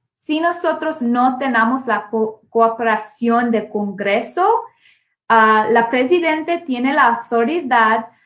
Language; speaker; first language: Spanish; non-native, learner; English